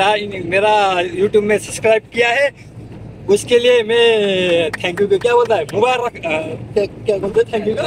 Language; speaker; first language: Hindi; non-native, learner; Nepali